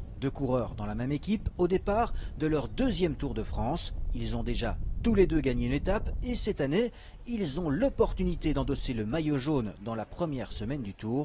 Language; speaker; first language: French; native; French